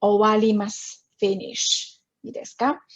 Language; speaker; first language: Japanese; non-native, fluent; Chinese